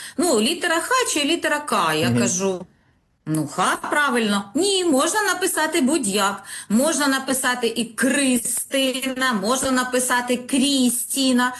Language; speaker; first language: Ukrainian; non-native, local second language; Russian